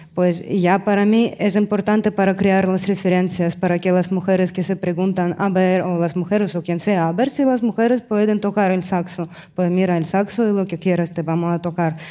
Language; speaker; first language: Spanish; non-native, fluent; Russian